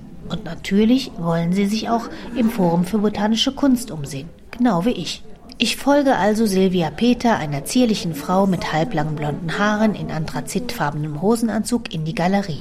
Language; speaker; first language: German; native; German